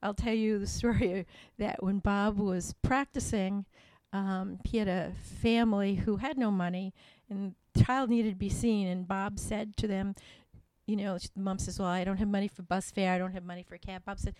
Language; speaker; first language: English; native; English